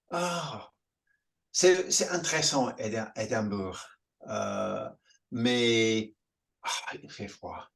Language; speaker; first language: French; non-native, fluent; English